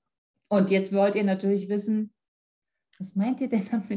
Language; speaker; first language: German; native; German